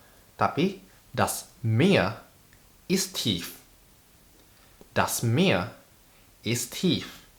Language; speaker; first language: German; non-native, fluent; Indonesian